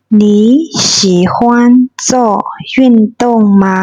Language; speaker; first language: Chinese; non-native, fluent; Burmese